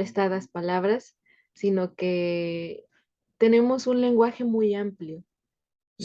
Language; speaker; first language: Spanish; native; Spanish